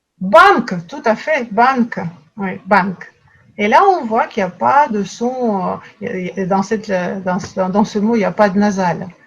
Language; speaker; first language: French; non-native, fluent; Russian